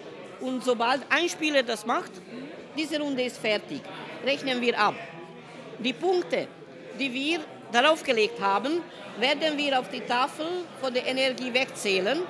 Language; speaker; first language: German; non-native, fluent; Hungarian